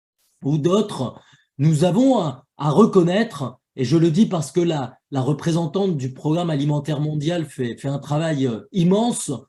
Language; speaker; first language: French; native; French